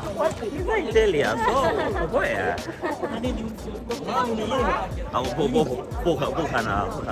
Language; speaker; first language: Chinese; non-native, learner; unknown